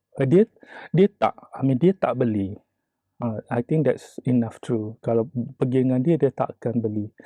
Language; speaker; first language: Malay; native; Malay